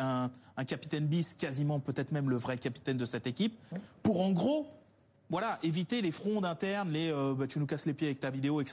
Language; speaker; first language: French; native; French